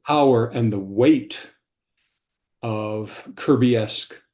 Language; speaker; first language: English; native; English